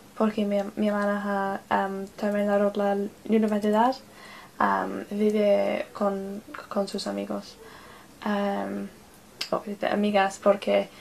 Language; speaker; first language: Spanish; non-native, learner; English